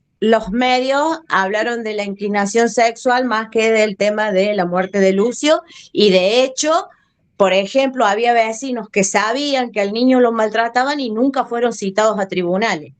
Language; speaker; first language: Spanish; native; Spanish